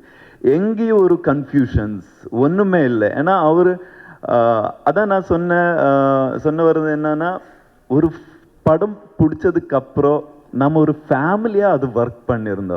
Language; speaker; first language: Tamil; non-native, learner; Kannada